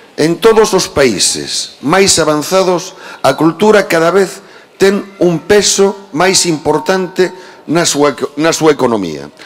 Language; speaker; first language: Galician; native; Galician